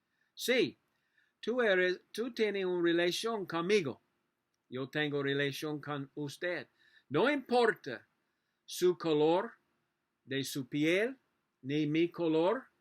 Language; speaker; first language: Spanish; non-native, learner; English